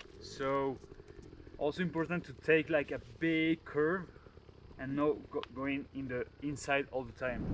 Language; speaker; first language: English; non-native, fluent; Spanish